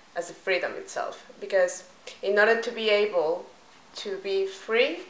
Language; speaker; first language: English; non-native, fluent; Spanish